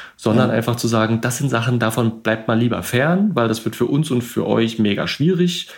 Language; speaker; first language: German; native; German